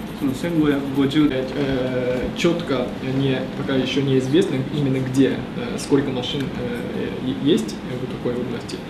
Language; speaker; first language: Russian; non-native, fluent; Japanese